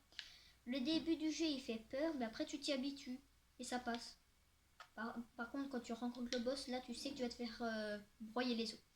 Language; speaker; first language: French; native; French